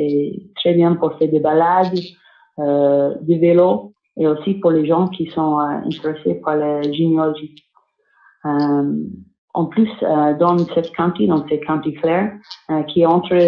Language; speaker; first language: French; non-native, fluent; English